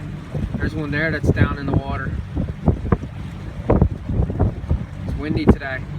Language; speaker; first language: English; native; English